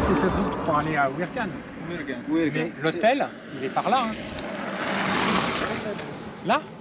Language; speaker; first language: French; native; French